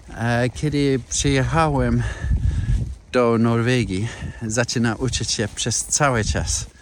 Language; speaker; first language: Polish; non-native, learner; English